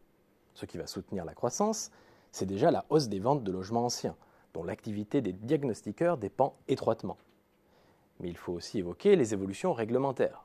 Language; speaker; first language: French; native; French